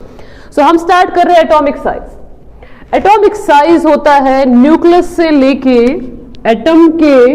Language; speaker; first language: Hindi; non-native, local second language; Kashmiri